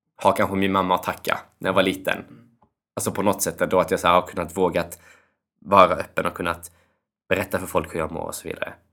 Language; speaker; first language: Swedish; early bilingual, other home language; Albanian